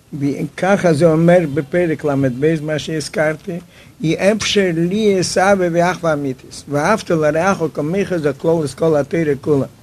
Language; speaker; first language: Hebrew; non-native, fluent; Yiddish